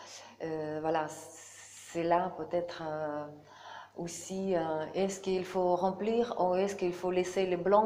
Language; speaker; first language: French; non-native, learner; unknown